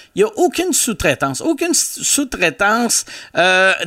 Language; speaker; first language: French; native; French